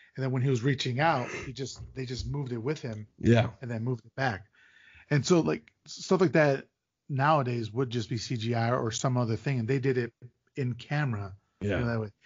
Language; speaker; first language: English; native; English